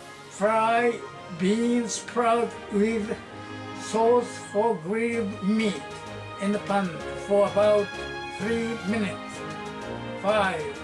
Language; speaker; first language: English; non-native, learner; Japanese